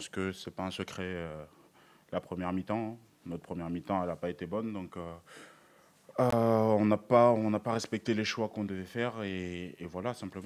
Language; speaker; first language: French; native; French